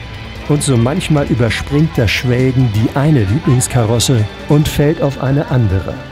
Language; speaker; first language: German; native; German